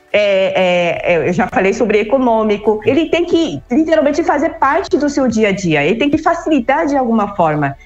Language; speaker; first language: Portuguese; non-native, fluent; Korean